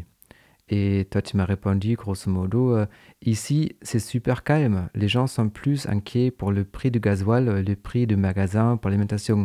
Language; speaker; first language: French; non-native, fluent; German